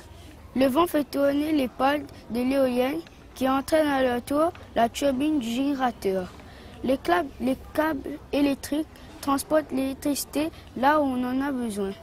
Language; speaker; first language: French; native; French